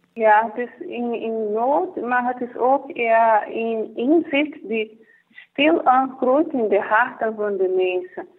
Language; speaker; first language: Dutch; non-native, fluent; Portuguese